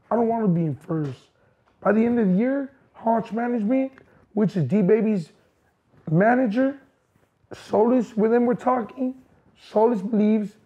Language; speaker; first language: English; native; English